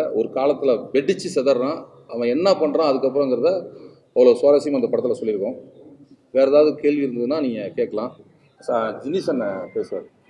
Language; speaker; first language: Tamil; native; Tamil